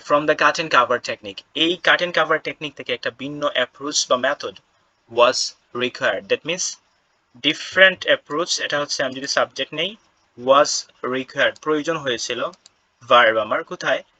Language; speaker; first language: Bangla; non-native, local second language; Sylheti